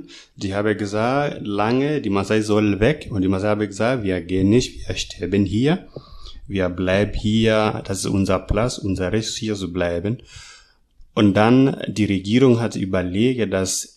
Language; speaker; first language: German; non-native, learner; Masai